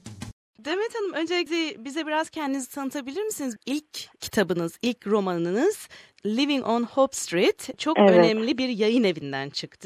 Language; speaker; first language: Turkish; native; Turkish